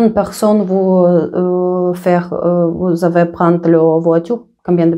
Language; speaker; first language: French; non-native, learner; Russian